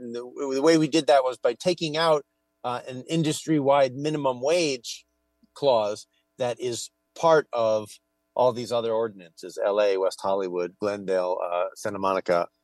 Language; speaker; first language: English; native; English